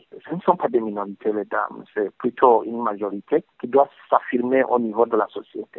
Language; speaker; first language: French; non-native, local second language; Rundi